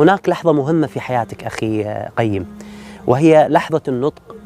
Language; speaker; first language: Arabic; native; Arabic